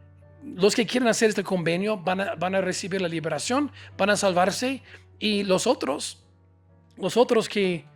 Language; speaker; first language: Spanish; non-native, fluent; English